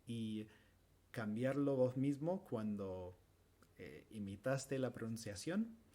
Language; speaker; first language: Spanish; non-native, fluent; English